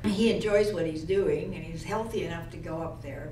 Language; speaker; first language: English; native; English